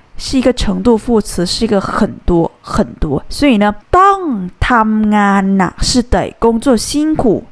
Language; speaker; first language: Chinese; non-native, fluent; Thai